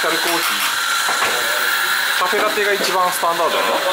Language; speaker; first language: Japanese; native; Japanese